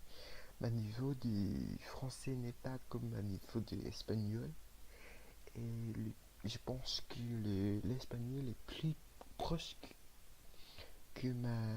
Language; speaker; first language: French; non-native, learner; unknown